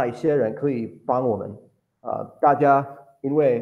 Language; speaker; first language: Chinese; non-native, learner; English